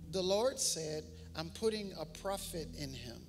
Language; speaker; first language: English; native; English